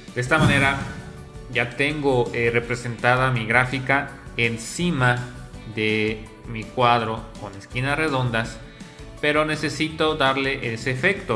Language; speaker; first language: Spanish; native; Spanish